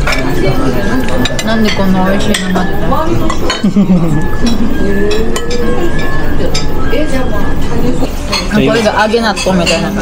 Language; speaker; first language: Japanese; native; Japanese